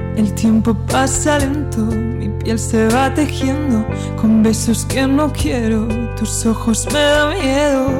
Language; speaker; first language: Spanish; native; Spanish